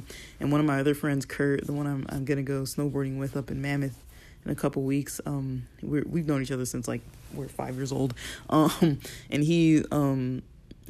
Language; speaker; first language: English; native; English